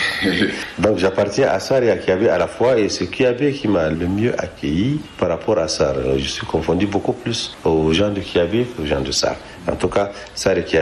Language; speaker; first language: French; non-native, local second language; Arabic